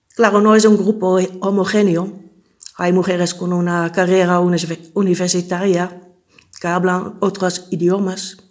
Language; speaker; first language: Spanish; non-native, fluent; Dutch